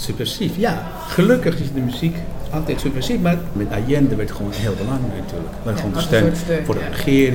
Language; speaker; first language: Dutch; non-native, fluent; Spanish